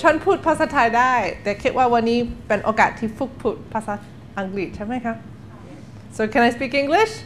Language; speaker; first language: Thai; non-native, learner; English